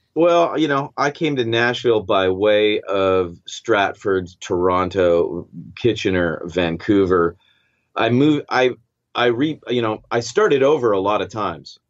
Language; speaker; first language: English; native; English